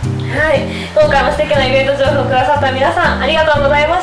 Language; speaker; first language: Japanese; native; Japanese